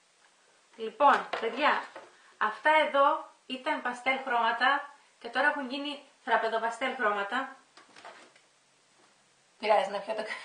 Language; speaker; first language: Greek; native; Greek